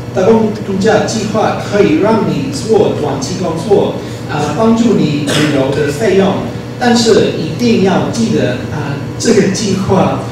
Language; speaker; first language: Chinese; non-native, fluent; English